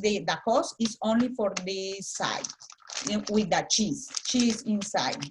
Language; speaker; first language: English; non-native, learner; Spanish